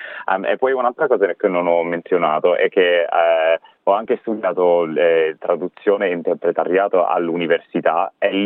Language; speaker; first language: Italian; non-native, fluent; English